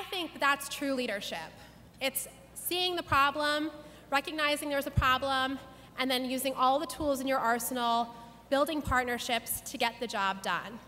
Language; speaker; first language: English; native; English